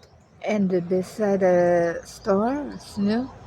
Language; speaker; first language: English; non-native, learner; Cebuano